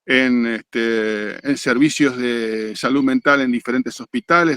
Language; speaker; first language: Spanish; native; Spanish